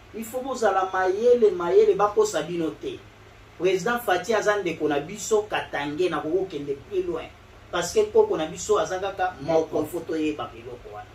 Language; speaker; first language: Lingala; non-native, local second language; Swahili